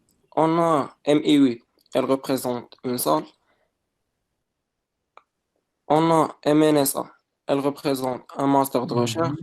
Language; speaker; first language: French; non-native, local second language; Arabic